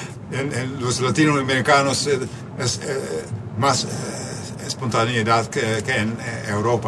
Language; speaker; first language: Spanish; non-native, fluent; Dutch